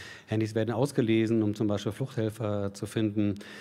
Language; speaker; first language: German; native; German